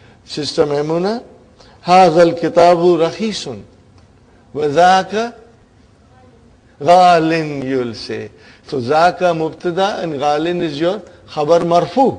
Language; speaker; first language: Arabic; non-native, fluent; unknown